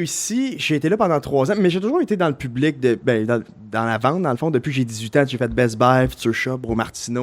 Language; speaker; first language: French; native; French